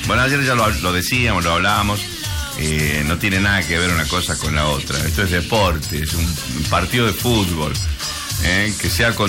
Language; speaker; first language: Spanish; native; Spanish